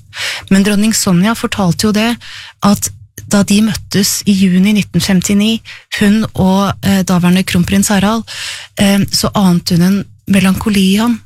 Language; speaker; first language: Norwegian; native; Norwegian